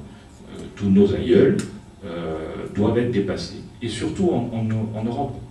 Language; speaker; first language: French; native; French